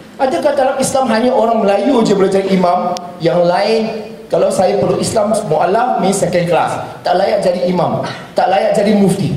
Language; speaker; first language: Malay; non-native, local second language; Chinese